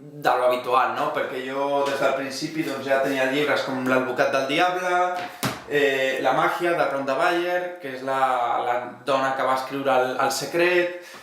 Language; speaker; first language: Catalan; non-native, local second language; Spanish